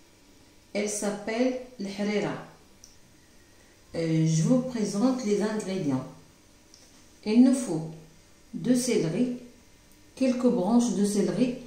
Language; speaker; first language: French; non-native, local second language; Arabic